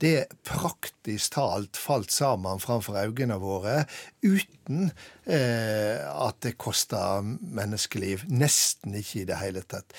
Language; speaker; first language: Norwegian; native; Norwegian